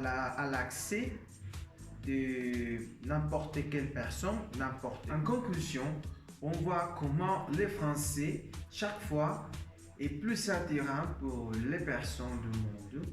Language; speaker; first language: French; non-native, learner; Spanish